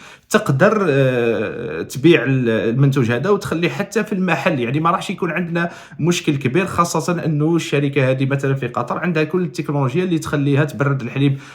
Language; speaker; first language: Arabic; native; Arabic